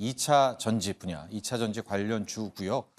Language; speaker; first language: Korean; native; Korean